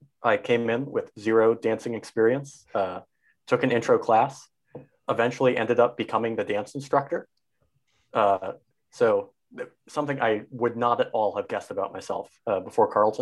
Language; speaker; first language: English; native; English